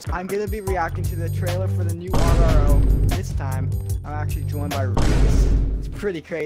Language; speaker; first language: English; native; English